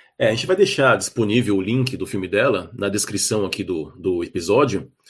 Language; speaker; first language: Portuguese; native; Portuguese